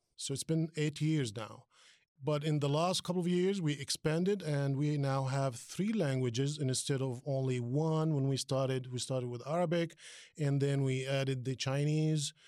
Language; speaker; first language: English; non-native, fluent; Arabic